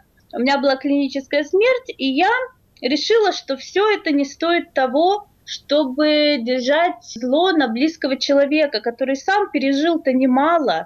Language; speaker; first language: Russian; native; Russian